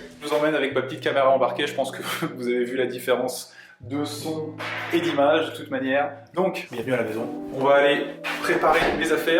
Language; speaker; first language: French; native; French